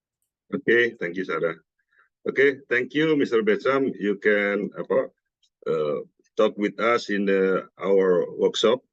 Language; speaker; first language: English; non-native, learner; Indonesian